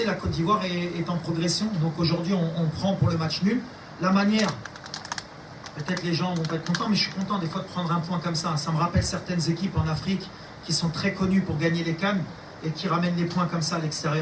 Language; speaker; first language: French; native; French